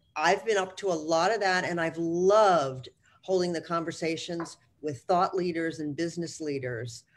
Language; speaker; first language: English; native; English